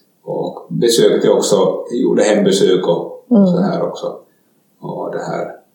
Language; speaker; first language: Swedish; native; Swedish